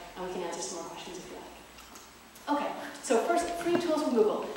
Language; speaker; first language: English; native; English